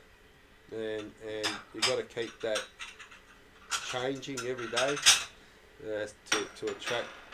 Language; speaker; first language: English; non-native, local second language; Croatian